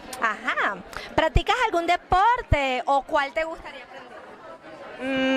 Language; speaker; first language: Spanish; native; Spanish